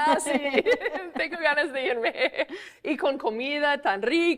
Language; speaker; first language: Spanish; non-native, fluent; English